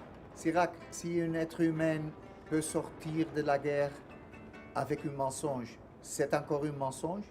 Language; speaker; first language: French; non-native, learner; Dutch